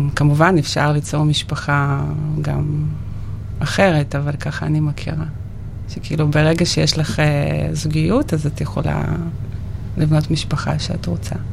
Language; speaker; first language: Hebrew; non-native, fluent; Russian